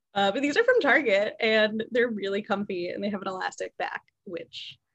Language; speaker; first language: English; native; English